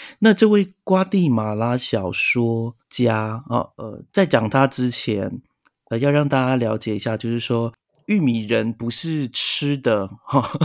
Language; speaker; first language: Chinese; native; Chinese